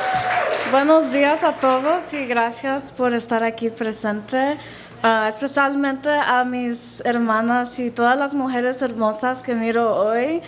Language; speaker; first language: Spanish; early bilingual, heritage; Spanish